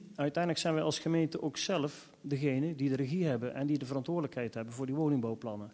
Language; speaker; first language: Dutch; native; Dutch